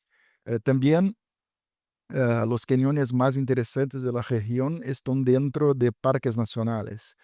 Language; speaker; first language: Spanish; non-native, fluent; Portuguese